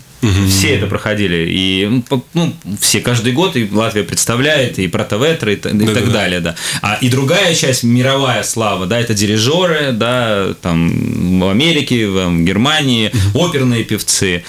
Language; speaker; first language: Russian; native; Russian